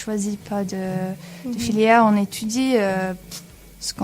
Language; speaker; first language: French; non-native, learner; English